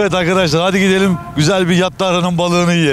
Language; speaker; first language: Turkish; native; Turkish